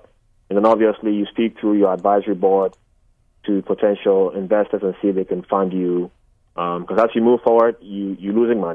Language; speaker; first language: English; non-native, local second language; Akan